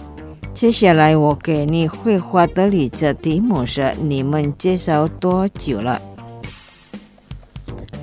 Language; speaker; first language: Chinese; non-native, fluent; Indonesian